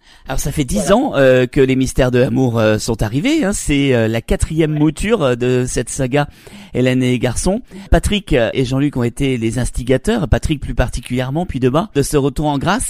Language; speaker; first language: French; native; French